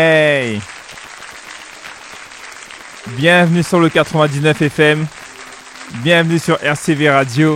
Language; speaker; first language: French; native; French